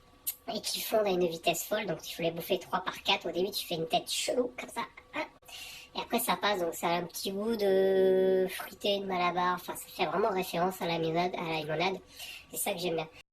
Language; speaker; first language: French; native; French